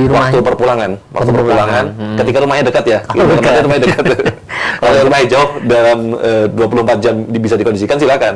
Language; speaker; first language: Indonesian; native; Indonesian